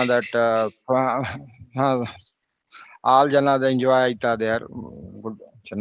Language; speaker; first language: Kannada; non-native, learner; Hindi